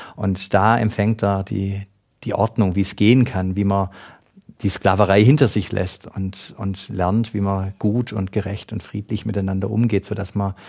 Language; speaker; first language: German; native; German